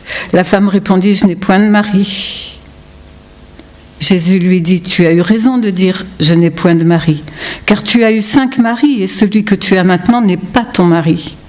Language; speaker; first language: French; native; French